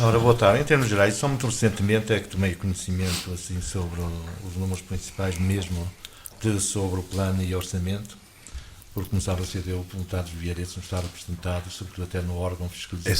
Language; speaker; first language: Portuguese; native; Portuguese